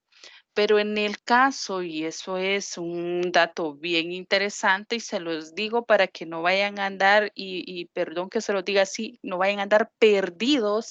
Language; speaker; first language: Spanish; native; Spanish